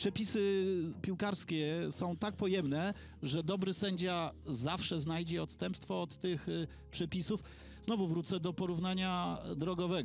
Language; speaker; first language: Polish; native; Polish